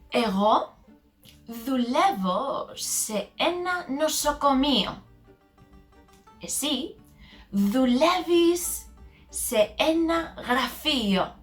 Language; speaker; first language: Greek; non-native, learner; English